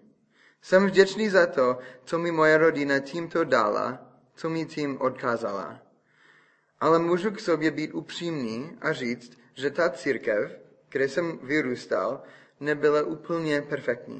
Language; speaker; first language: Czech; non-native, fluent; English